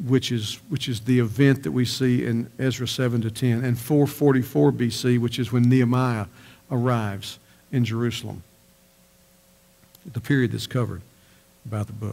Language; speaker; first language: English; native; English